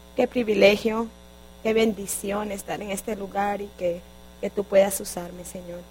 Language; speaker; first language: English; non-native, fluent; Spanish